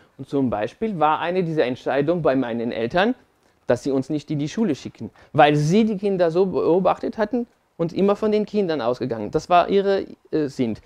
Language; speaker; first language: German; non-native, fluent; French